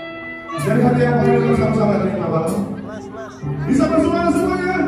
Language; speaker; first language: Indonesian; native; Indonesian